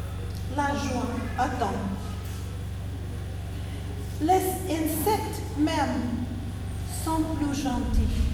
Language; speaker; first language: French; non-native, fluent; Spanish